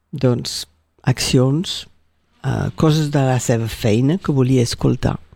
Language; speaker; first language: Catalan; non-native, local second language; French